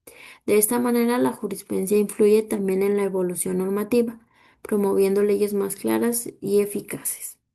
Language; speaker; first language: Spanish; native; Spanish